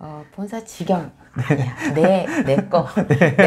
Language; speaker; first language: Korean; native; Korean